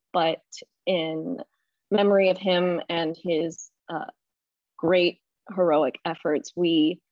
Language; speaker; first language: English; native; English